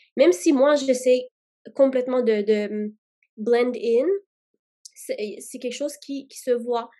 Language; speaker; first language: French; early bilingual, other home language; Arabic